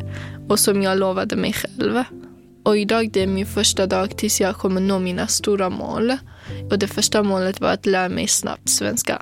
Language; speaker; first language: Swedish; non-native, fluent; Kurdish